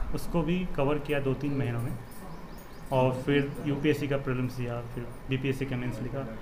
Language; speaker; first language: Hindi; native; Hindi